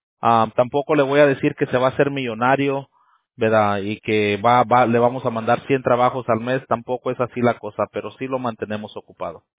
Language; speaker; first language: Spanish; early bilingual, heritage; Spanish